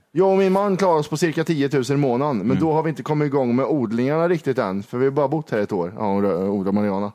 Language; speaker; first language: Swedish; native; Swedish